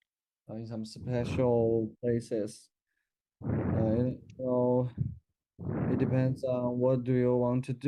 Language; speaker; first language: English; non-native, learner; Chinese